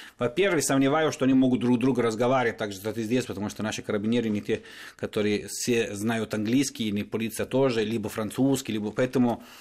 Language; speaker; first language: Russian; non-native, fluent; Italian